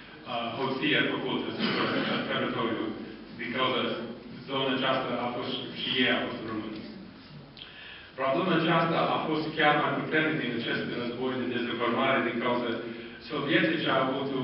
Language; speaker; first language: Romanian; non-native, fluent; English